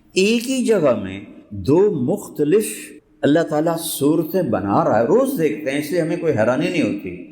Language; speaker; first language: Urdu; non-native, local second language; Punjabi